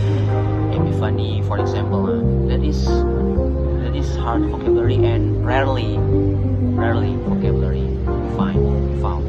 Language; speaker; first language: English; non-native, fluent; Indonesian